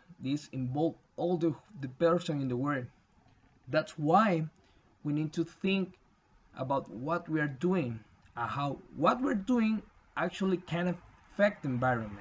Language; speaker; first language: English; non-native, learner; Spanish